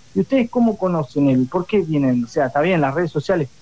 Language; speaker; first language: Spanish; native; Spanish